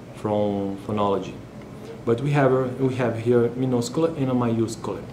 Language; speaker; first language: English; non-native, learner; Portuguese